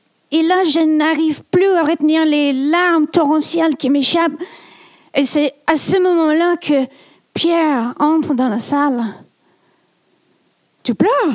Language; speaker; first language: French; non-native, fluent; English